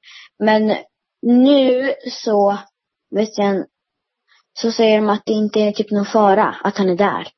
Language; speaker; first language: Swedish; early bilingual, other home language; Amharic